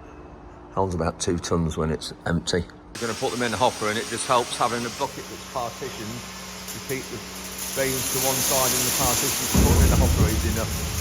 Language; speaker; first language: English; native; English